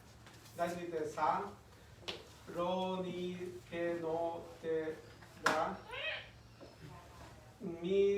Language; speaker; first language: Japanese; non-native, learner; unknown